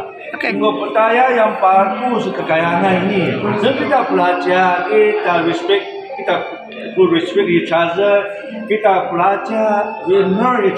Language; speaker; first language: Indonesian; non-native, learner; Chinese